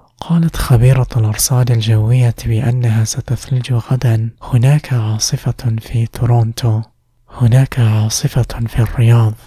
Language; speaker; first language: Arabic; non-native, fluent; English